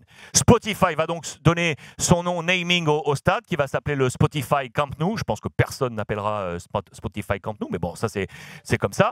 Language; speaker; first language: French; native; French